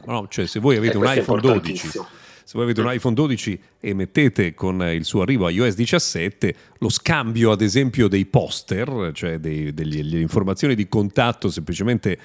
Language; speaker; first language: Italian; native; Italian